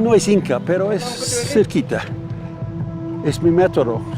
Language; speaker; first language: Spanish; non-native, fluent; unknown